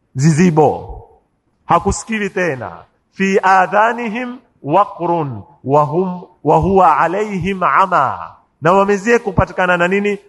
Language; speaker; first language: Swahili; native; Swahili